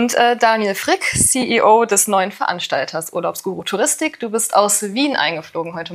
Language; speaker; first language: German; native; German